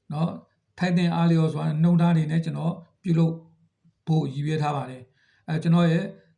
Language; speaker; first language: Burmese; native; Burmese